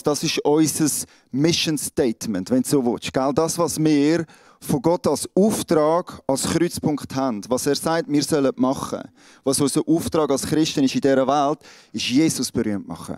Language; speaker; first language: German; native; German